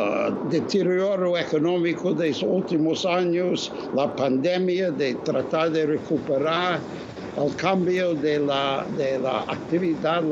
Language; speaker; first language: Spanish; non-native, fluent; English